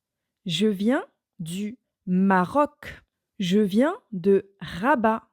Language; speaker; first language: French; non-native, fluent; English